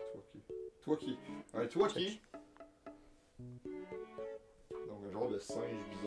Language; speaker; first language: French; native; French